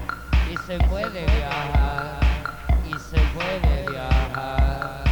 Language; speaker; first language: Spanish; non-native, learner; Italian